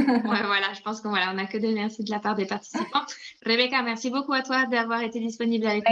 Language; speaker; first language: French; native; French